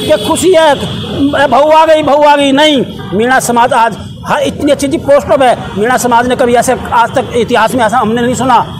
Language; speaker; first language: Hindi; native; Hindi